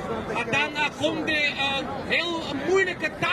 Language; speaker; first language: Dutch; non-native, learner; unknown